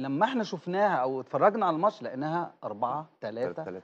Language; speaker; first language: Arabic; native; Arabic